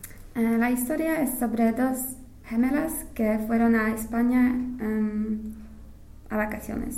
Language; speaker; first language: Spanish; non-native, fluent; English